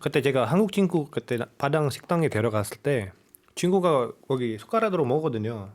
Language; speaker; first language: Korean; non-native, fluent; Indonesian